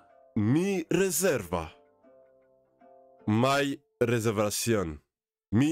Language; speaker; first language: Spanish; non-native, learner; English